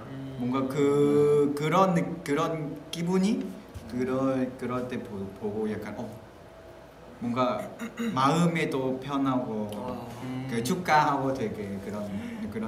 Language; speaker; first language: Korean; non-native, fluent; Vietnamese